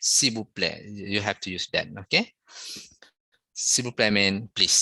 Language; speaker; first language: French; non-native, fluent; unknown